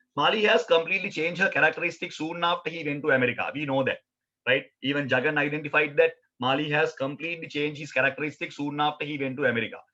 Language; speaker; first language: English; non-native, local second language; Sinhala